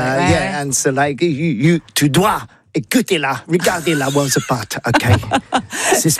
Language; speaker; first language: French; non-native, learner; English